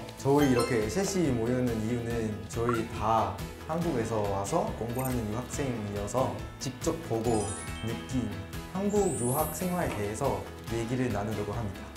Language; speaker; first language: Korean; non-native, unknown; Malay